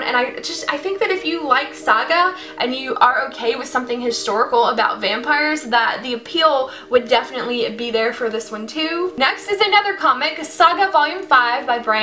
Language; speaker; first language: English; native; English